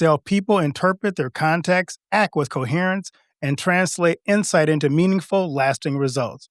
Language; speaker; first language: English; native; English